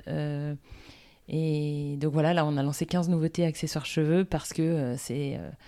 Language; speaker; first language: French; native; French